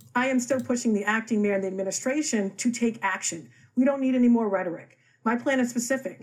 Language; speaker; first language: English; native; English